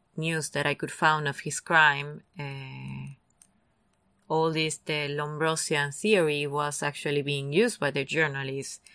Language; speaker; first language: English; non-native, fluent; Spanish